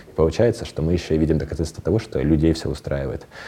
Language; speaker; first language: Russian; native; Russian